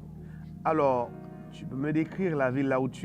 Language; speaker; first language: French; non-native, fluent; Spanish